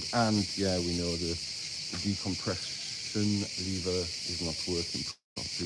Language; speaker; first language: English; native; English